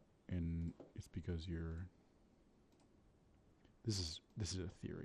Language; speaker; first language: English; native; English